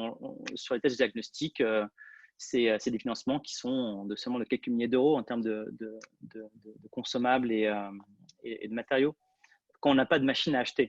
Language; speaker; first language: French; native; French